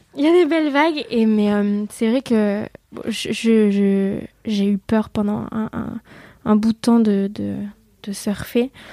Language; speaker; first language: French; early bilingual, other home language; Vietnamese